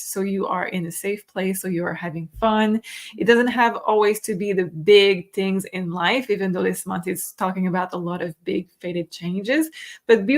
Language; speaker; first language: English; non-native, fluent; French